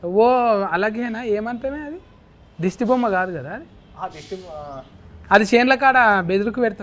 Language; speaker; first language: Telugu; native; Telugu